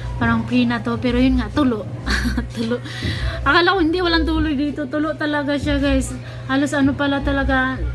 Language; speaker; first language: Filipino; non-native, local second language; Cebuano